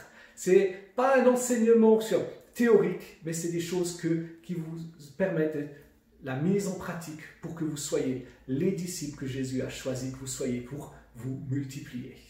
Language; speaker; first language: French; native; French